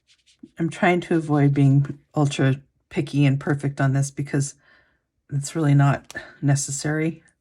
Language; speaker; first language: English; native; English